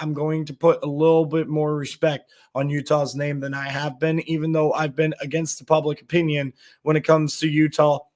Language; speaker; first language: English; native; English